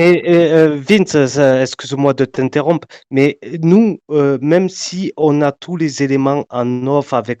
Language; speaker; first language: French; native; French